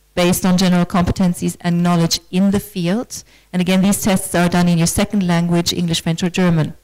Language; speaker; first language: English; non-native, fluent; German